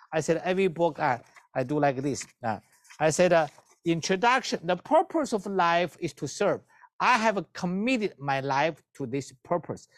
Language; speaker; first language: English; non-native, learner; Chinese